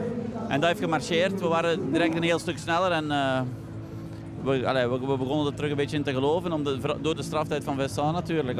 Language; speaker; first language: Dutch; native; Dutch